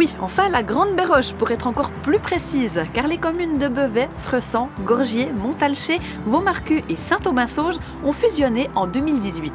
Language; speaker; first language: French; native; French